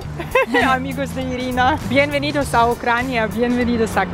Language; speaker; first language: Spanish; non-native, learner; Russian